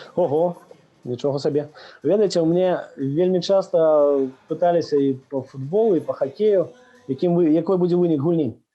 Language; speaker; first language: Belarusian; non-native, local second language; Russian